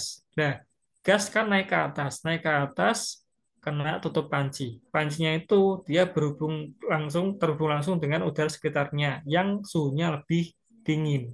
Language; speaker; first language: Indonesian; native; Indonesian